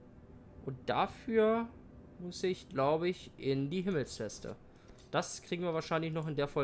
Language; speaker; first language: German; native; German